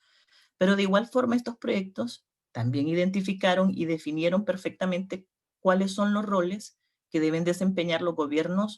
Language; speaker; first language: Spanish; native; Spanish